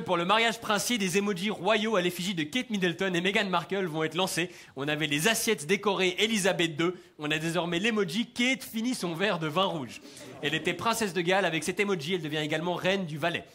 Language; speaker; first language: French; native; French